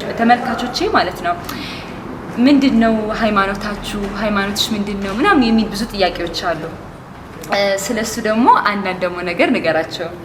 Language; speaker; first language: Amharic; early bilingual, heritage; Amharic